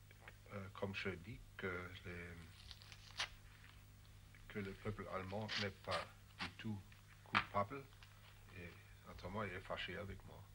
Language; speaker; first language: French; non-native, fluent; German